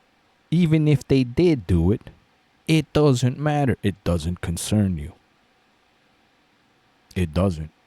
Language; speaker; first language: English; native; English